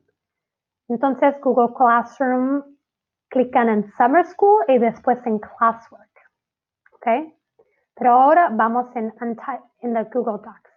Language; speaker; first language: Spanish; non-native, fluent; Italian